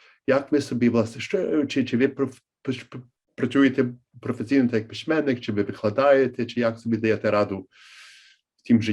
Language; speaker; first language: Ukrainian; early bilingual, heritage; Ukrainian